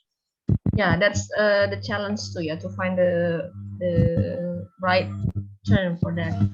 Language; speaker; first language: English; non-native, fluent; Indonesian